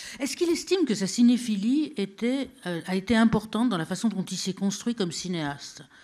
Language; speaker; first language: French; native; French